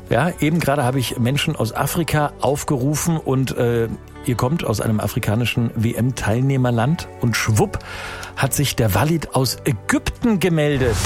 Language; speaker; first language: German; native; German